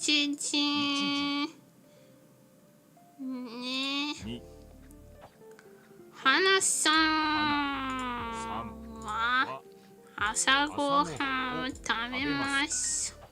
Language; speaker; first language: Japanese; non-native, learner; English